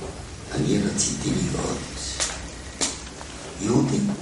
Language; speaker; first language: Hebrew; non-native, fluent; German